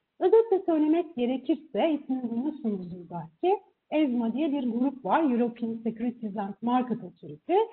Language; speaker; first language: Turkish; native; Turkish